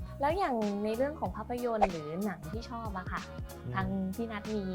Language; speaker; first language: Thai; native; Thai